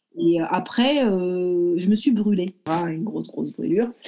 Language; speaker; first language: French; early bilingual, other home language; Arabic